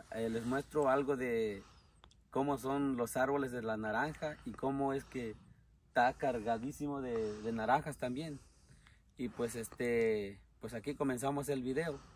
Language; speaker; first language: Spanish; native; Spanish